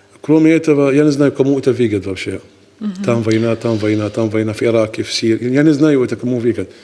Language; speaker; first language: Russian; non-native, learner; Arabic